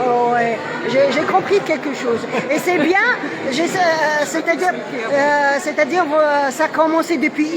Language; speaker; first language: French; non-native, local second language; Arabic